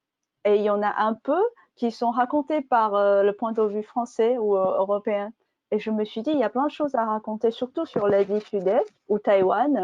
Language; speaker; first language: French; non-native, fluent; Chinese